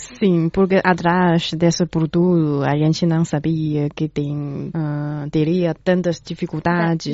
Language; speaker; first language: Portuguese; non-native, fluent; Chinese